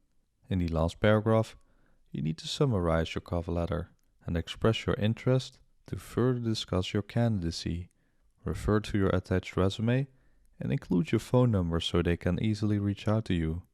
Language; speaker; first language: English; non-native, fluent; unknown